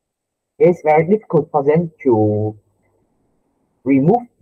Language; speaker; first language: English; non-native, learner; Vietnamese